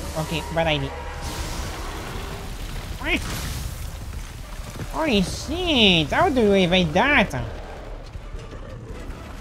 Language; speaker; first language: English; non-native, fluent; French